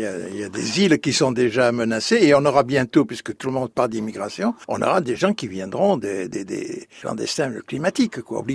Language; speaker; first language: French; native; French